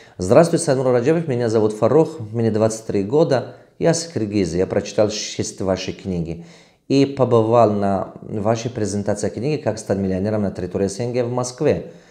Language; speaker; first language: Russian; non-native, local second language; Tajik